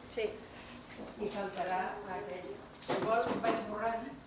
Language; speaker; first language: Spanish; non-native, local second language; Catalan